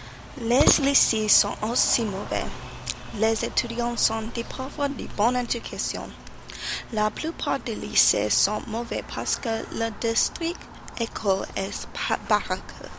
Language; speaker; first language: French; non-native, learner; English